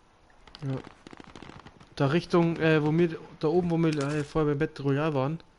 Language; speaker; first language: German; native; German